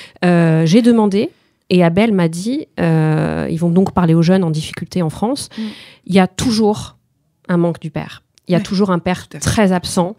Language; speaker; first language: French; native; French